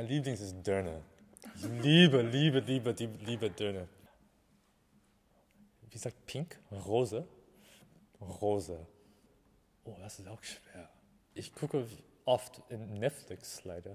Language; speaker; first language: German; non-native, learner; Chinese